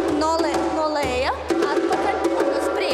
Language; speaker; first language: Latvian; non-native, local second language; Russian